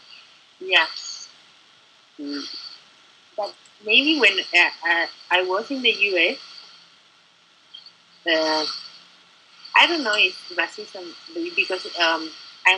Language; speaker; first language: English; non-native, learner; Spanish